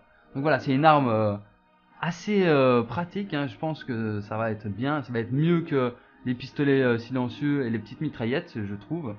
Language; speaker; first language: French; native; French